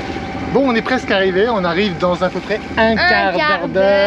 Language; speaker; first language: French; native; French